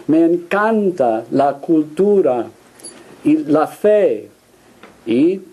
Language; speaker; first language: Spanish; non-native, fluent; English